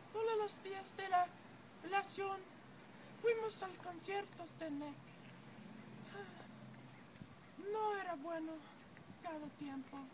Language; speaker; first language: Spanish; non-native, learner; English